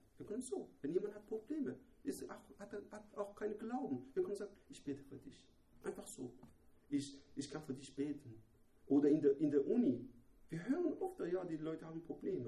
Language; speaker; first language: German; non-native, learner; Persian